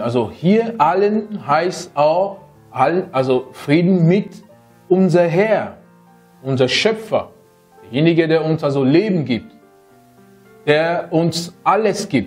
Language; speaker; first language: German; non-native, fluent; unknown